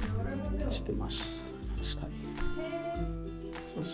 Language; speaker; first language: Japanese; non-native, learner; Hindi